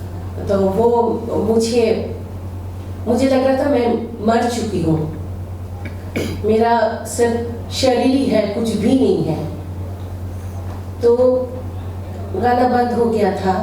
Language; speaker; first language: Hindi; non-native, local second language; Bangla